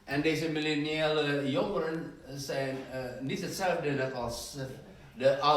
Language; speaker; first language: Dutch; non-native, fluent; Indonesian